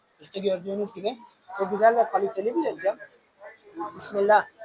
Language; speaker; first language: Turkish; non-native, fluent; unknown